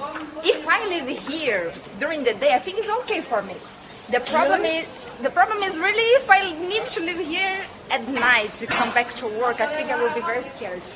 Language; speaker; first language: English; non-native, fluent; Portuguese